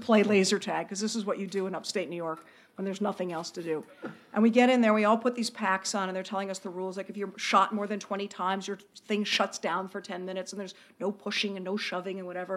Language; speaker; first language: English; native; English